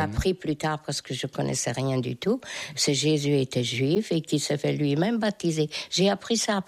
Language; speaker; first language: French; non-native, fluent; Hungarian